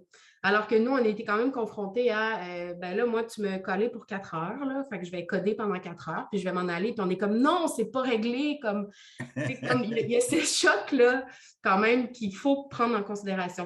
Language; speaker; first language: French; native; French